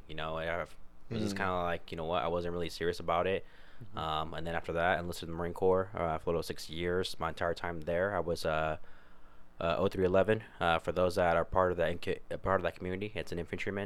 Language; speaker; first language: English; native; English